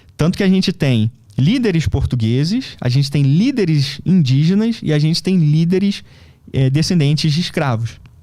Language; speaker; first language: Portuguese; native; Portuguese